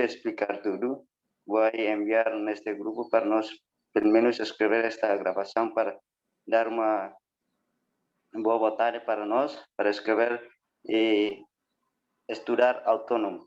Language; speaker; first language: Portuguese; non-native, learner; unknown